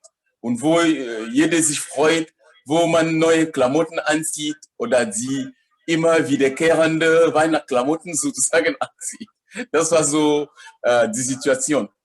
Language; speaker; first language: German; non-native, fluent; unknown